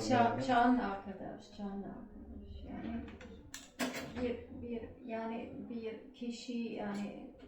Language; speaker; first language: Turkish; non-native, learner; German